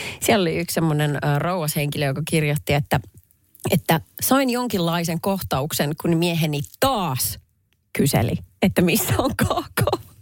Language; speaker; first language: Finnish; native; Finnish